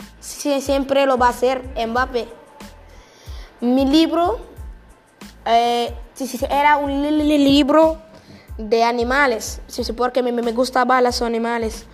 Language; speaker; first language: Spanish; non-native, learner; French